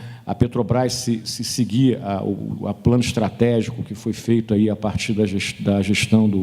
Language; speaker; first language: Portuguese; native; Portuguese